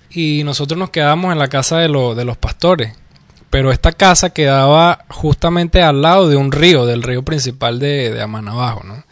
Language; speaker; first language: Spanish; native; Spanish